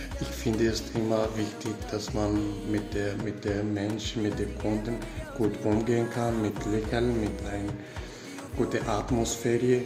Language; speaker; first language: German; non-native, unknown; Kurdish